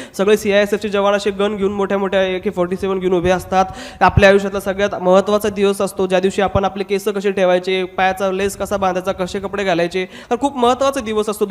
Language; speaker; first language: Marathi; non-native, local second language; Hindi